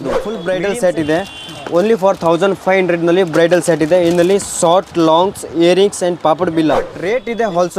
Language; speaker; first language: Kannada; non-native, local second language; Hindi